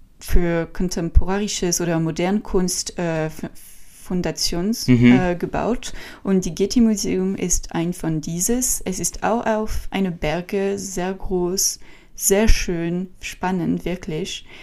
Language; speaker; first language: German; non-native, learner; French